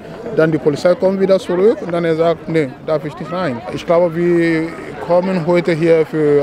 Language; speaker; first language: German; non-native, learner; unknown